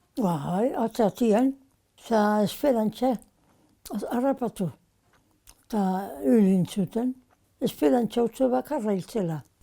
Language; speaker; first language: Basque; native; Basque